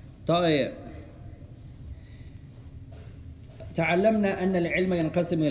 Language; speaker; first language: Arabic; non-native, fluent; English